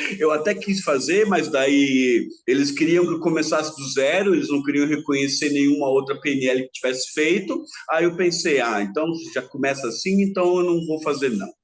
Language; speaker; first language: Portuguese; early bilingual, other home language; German